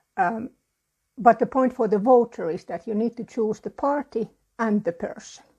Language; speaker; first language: English; non-native, fluent; Finnish